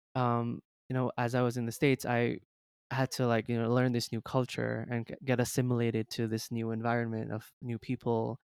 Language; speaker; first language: English; early bilingual, other home language; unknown